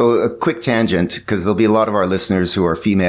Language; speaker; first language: English; native; English